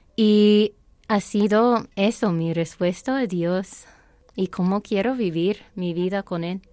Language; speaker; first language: Spanish; non-native, fluent; English